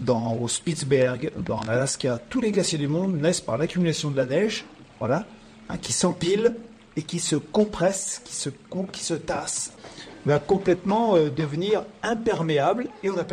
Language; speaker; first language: French; native; French